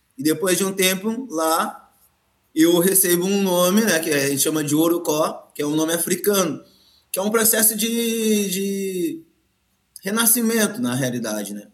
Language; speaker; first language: Portuguese; native; Portuguese